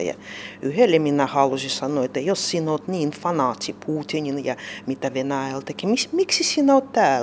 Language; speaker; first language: Finnish; non-native, learner; Russian